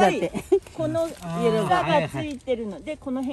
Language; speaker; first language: Japanese; native; Japanese